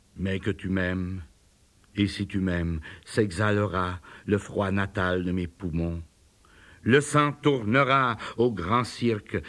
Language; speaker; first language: French; native; French